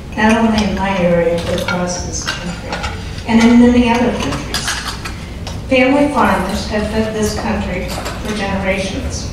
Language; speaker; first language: English; native; English